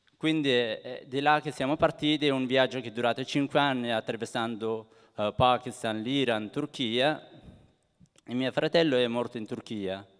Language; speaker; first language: Italian; non-native, fluent; Persian